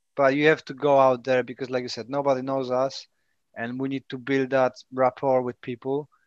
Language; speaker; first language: English; non-native, fluent; Polish